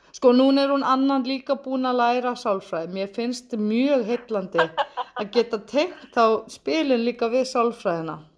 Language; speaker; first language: Icelandic; non-native, fluent; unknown